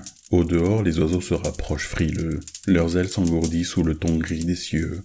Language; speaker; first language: French; native; French